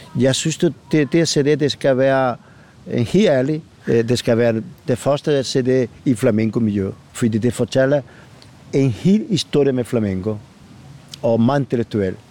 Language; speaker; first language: Danish; non-native, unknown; Spanish